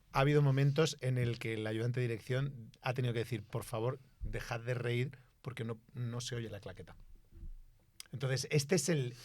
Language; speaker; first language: Spanish; native; Spanish